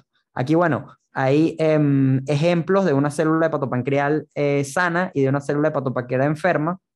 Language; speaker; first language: Spanish; native; Spanish